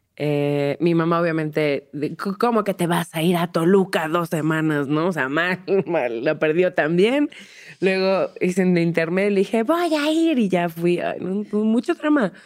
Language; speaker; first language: Spanish; native; Spanish